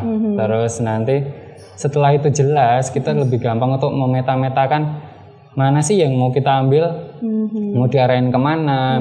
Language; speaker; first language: Indonesian; native; Indonesian